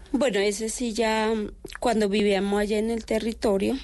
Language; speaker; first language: Spanish; non-native, local second language; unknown